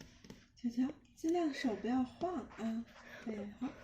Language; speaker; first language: Chinese; native; Chinese